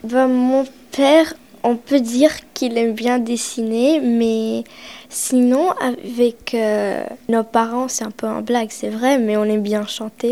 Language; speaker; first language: French; early bilingual, other home language; Romanian